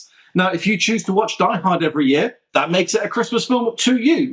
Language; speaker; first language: English; native; English